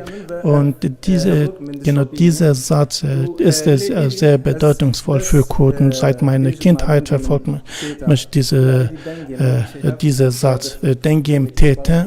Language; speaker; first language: German; non-native, fluent; Kurdish